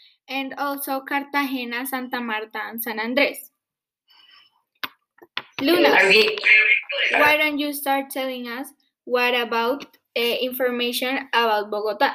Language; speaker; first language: English; non-native, fluent; Spanish